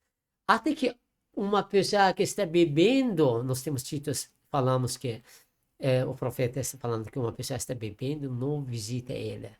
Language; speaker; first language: Portuguese; non-native, learner; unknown